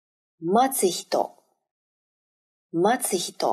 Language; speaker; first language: Japanese; non-native, learner; Chinese